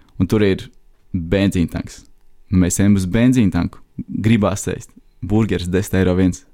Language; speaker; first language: Latvian; native; Latvian